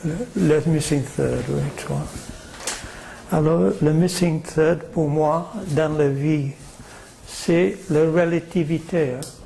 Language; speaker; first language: French; non-native, learner; English